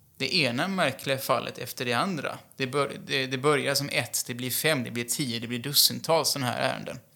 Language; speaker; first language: Swedish; native; Swedish